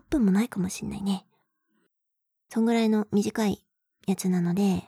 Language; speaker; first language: Japanese; native; Japanese